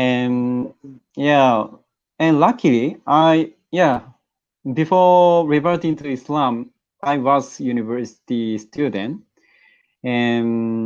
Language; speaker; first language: English; non-native, learner; Japanese